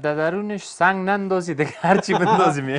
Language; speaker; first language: Persian; native; Persian